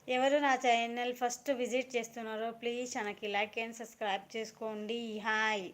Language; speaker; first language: Telugu; non-native, local second language; Kannada